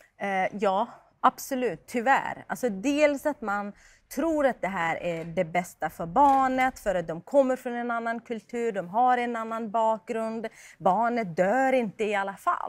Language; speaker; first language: Swedish; non-native, fluent; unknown